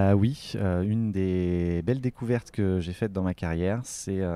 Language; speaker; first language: French; native; French